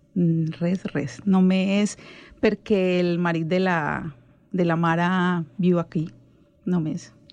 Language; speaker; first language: Catalan; non-native, learner; Spanish